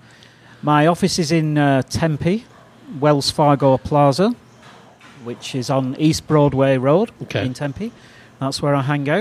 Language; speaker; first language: English; native; English